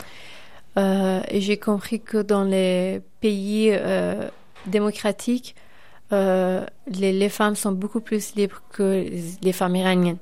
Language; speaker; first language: French; non-native, fluent; Persian